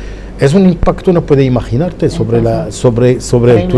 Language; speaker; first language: Spanish; non-native, fluent; Arabic